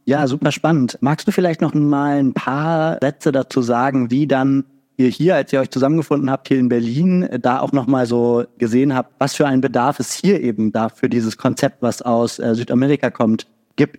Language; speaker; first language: German; native; German